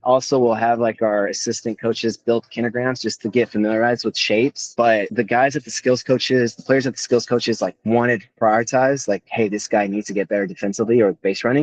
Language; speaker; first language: English; native; English